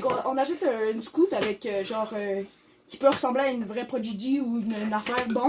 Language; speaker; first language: French; native; French